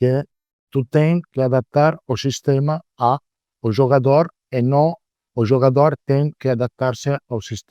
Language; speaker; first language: Portuguese; non-native, learner; Italian